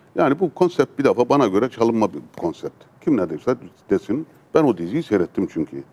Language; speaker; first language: Turkish; native; Turkish